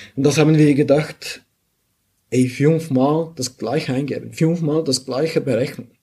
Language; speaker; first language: German; non-native, fluent; Bulgarian